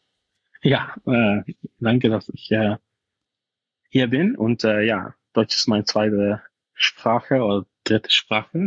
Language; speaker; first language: German; non-native, fluent; Dutch